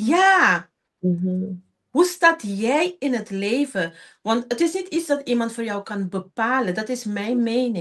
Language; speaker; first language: Dutch; non-native, local second language; Papiamento